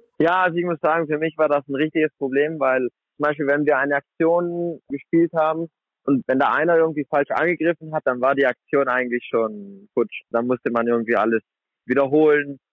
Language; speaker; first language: German; native; German